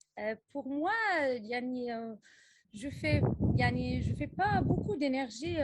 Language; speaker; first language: French; non-native, local second language; Arabic